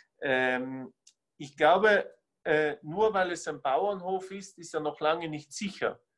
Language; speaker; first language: German; native; German